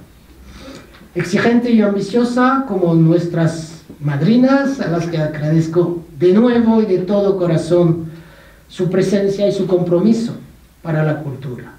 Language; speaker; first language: Spanish; non-native, fluent; French